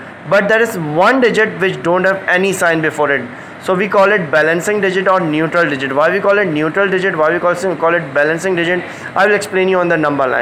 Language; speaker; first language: English; non-native, local second language; Hindi